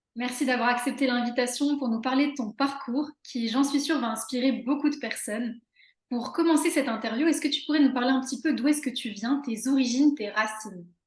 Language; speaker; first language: French; native; French